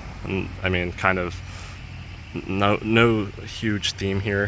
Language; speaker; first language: English; native; English